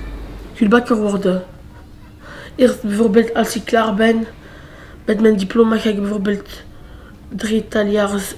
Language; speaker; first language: Dutch; non-native, local second language; French